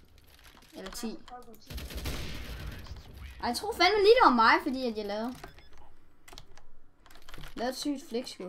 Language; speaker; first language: Danish; native; Danish